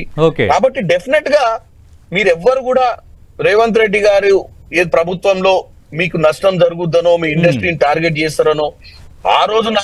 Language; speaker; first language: Telugu; native; Telugu